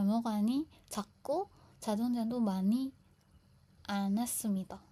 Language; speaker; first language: Korean; non-native, fluent; Indonesian